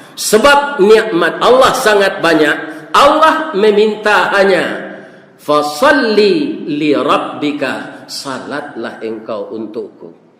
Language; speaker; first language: Malay; non-native, local second language; Minangkabau